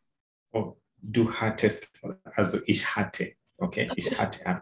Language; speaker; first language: German; non-native, fluent; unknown